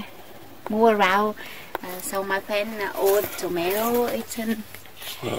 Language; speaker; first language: English; non-native, learner; Vietnamese